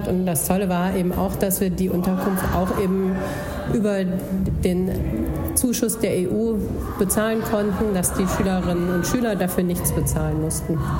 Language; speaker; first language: German; native; German